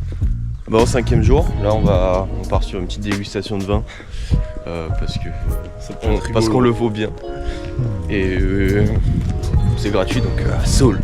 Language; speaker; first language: French; native; French